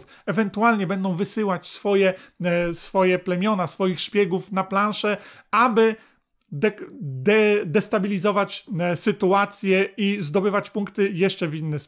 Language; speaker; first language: Polish; native; Polish